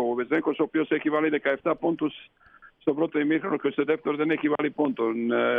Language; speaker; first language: Greek; non-native, fluent; Slovenian